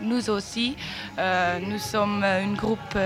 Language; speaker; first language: French; non-native, learner; Dutch